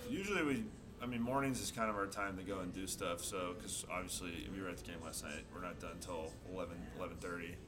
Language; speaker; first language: English; native; English